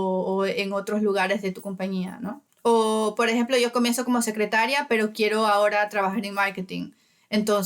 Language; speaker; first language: Spanish; early bilingual, heritage; Spanish